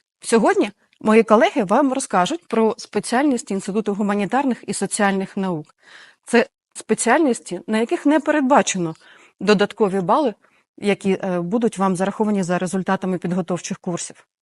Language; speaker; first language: Ukrainian; native; Ukrainian